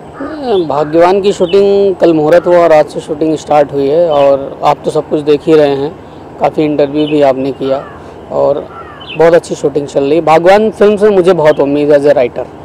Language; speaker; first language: Hindi; native; Hindi